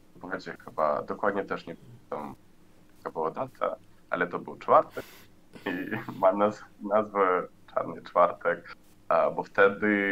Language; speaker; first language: Polish; non-native, learner; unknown